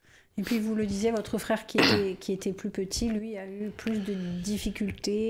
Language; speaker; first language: French; native; French